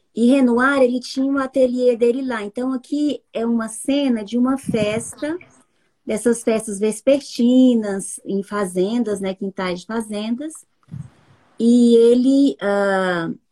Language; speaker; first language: Portuguese; native; Portuguese